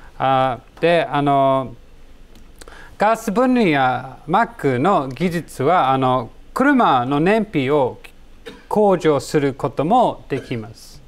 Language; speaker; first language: Japanese; non-native, learner; English